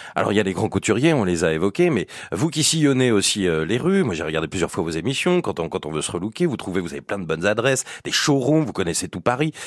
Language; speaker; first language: French; native; French